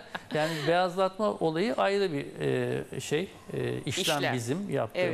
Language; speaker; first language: Turkish; native; Turkish